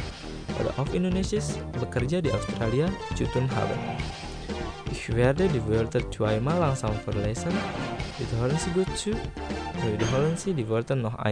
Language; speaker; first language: German; non-native, fluent; Indonesian